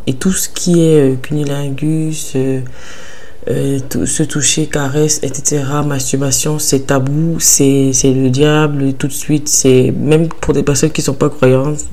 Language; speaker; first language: French; early bilingual, other home language; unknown